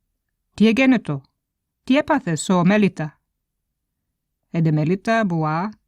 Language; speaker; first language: Greek; non-native, fluent; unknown